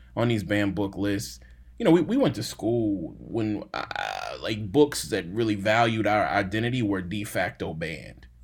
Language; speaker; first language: English; native; English